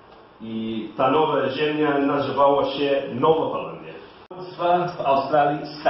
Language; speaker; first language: Polish; non-native, learner; English